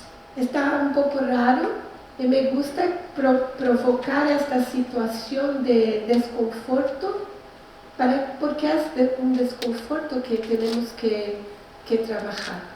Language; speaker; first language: Spanish; non-native, learner; Portuguese